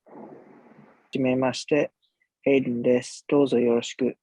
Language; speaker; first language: Japanese; non-native, learner; English